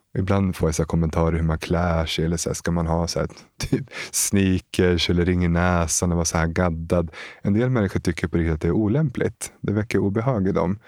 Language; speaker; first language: Swedish; native; Swedish